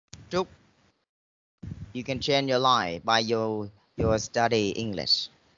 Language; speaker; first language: English; non-native, fluent; Vietnamese